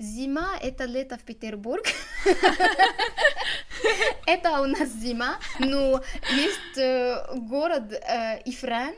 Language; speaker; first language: Russian; non-native, learner; Arabic